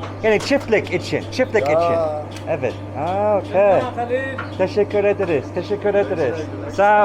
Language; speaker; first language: Turkish; non-native, learner; English